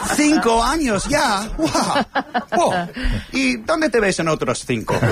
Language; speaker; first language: Spanish; non-native, fluent; English